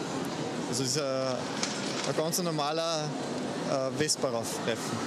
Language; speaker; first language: German; native; German